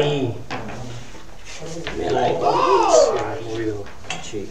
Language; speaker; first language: Spanish; native; Spanish